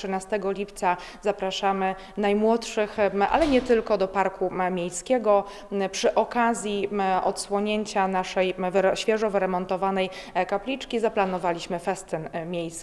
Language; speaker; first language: Polish; native; Polish